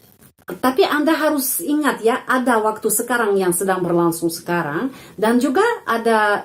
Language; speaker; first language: Indonesian; non-native, fluent; Russian